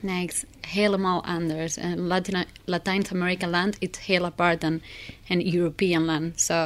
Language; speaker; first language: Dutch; non-native, learner; Spanish